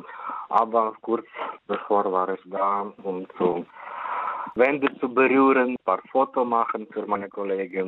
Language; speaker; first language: German; non-native, fluent; Ukrainian